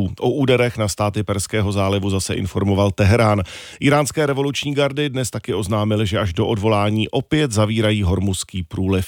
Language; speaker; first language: Czech; native; Czech